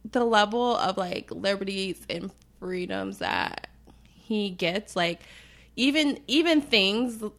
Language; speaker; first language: English; native; English